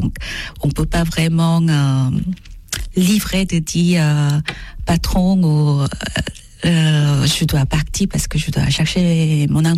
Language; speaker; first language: French; non-native, learner; Korean